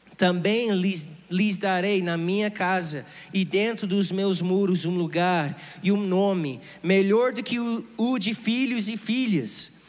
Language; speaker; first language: Portuguese; non-native, fluent; English